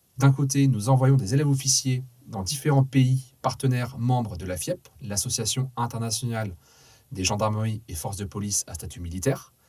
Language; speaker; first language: French; native; French